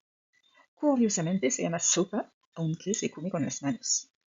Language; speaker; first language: Spanish; non-native, fluent; French